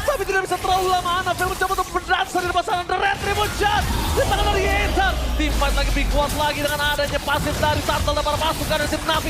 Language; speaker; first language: Indonesian; native; Indonesian